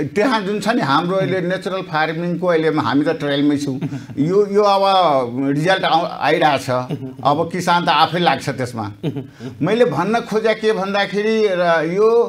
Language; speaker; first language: Nepali; non-native, local second language; Maithili